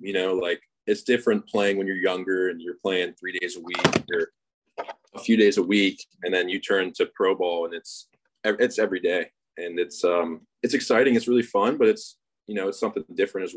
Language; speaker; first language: English; native; English